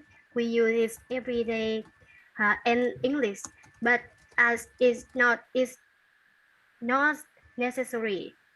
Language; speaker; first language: English; non-native, learner; Vietnamese